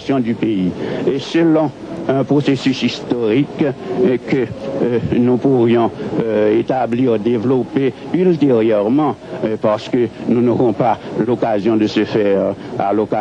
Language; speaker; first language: French; non-native, local second language; Haitian Creole